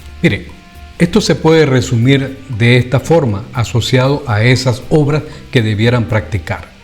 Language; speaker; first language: Spanish; native; Spanish